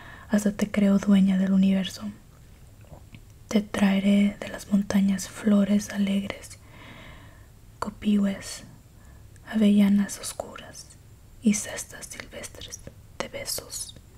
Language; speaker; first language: Spanish; early bilingual, heritage; Spanish